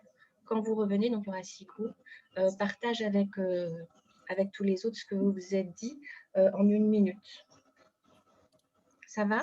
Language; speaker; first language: French; native; French